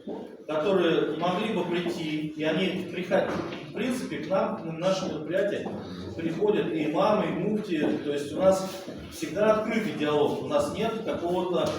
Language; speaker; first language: Russian; native; Russian